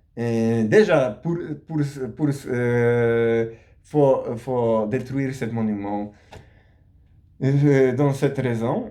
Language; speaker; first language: French; non-native, learner; Polish